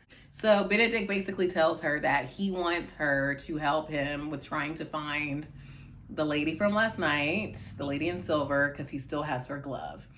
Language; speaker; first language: English; native; English